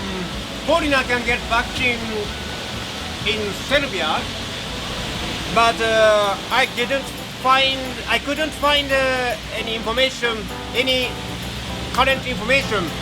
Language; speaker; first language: English; non-native, learner; Japanese